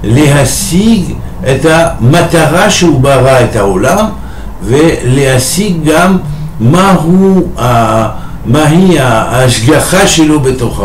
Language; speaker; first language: Hebrew; non-native, fluent; French